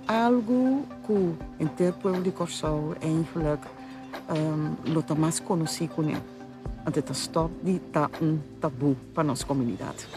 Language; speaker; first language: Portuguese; non-native, local second language; Papiamento